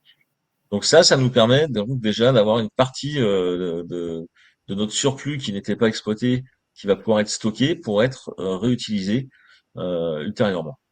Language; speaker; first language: French; native; French